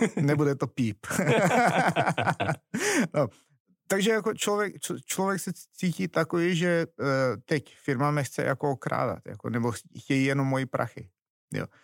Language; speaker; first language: Czech; non-native, fluent; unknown